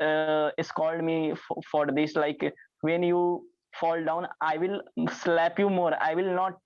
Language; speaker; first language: English; non-native, learner; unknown